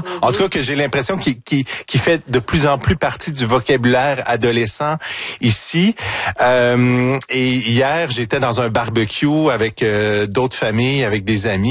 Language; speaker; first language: French; native; French